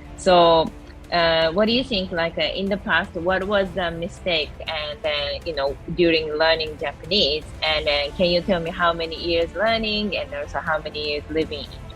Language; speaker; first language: English; non-native, fluent; Japanese